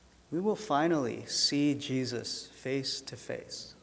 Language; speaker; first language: English; early bilingual, other home language; Chinese